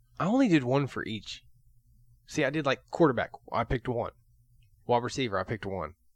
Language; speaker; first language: English; native; English